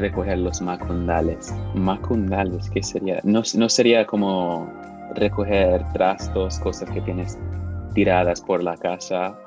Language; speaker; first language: Spanish; non-native, fluent; English